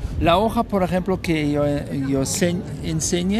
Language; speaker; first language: Spanish; non-native, learner; German